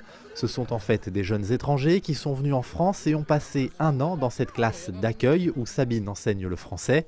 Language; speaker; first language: French; native; French